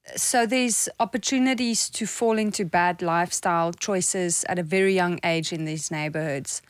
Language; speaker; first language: English; non-native, local second language; Afrikaans